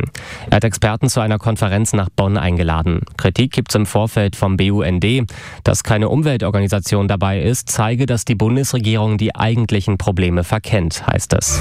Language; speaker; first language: German; native; German